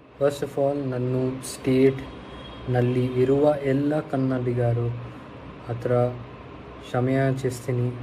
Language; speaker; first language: Kannada; non-native, learner; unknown